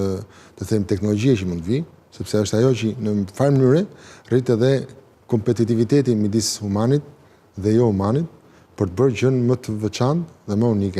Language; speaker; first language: Albanian; native; Albanian